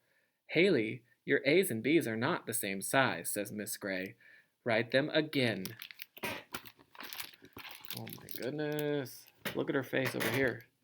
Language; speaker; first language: English; native; English